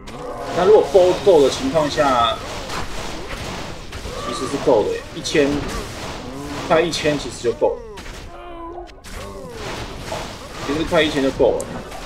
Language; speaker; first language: Chinese; native; Chinese